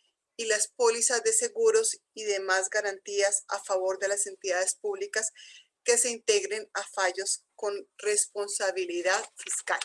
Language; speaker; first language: Spanish; native; Spanish